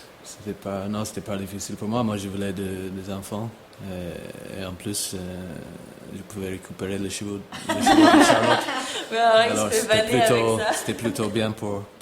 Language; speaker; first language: French; non-native, fluent; English